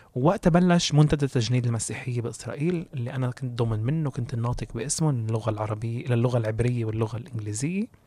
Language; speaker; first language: Arabic; native; Arabic